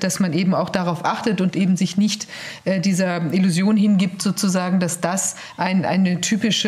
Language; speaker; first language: German; native; German